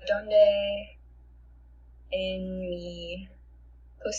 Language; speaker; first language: Spanish; non-native, learner; English